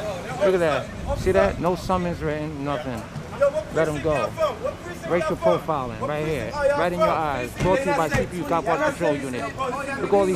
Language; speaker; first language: English; native; English